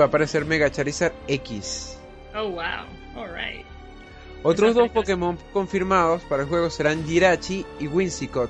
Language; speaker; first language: Spanish; native; Spanish